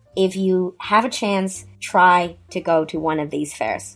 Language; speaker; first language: English; non-native, fluent; Chinese